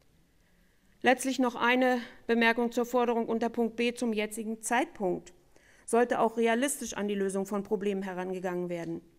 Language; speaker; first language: German; native; German